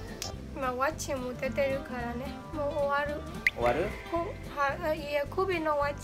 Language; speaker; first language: Japanese; non-native, learner; Burmese